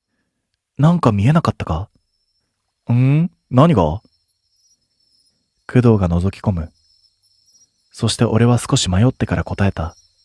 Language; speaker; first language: Japanese; native; Japanese